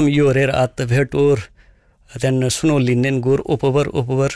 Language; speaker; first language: Norwegian; non-native, fluent; Nepali